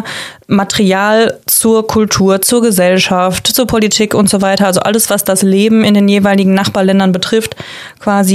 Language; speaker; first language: German; native; German